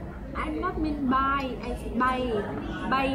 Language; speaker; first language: English; non-native, learner; Vietnamese